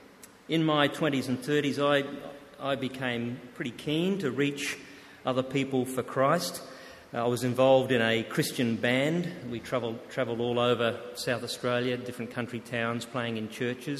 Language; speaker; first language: English; native; English